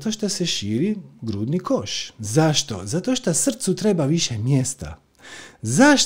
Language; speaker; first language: Croatian; native; Croatian